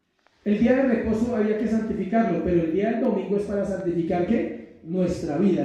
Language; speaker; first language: Spanish; native; Spanish